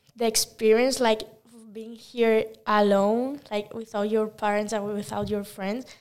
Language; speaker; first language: English; non-native, learner; Spanish